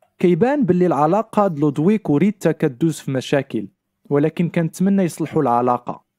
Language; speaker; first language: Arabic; non-native, learner; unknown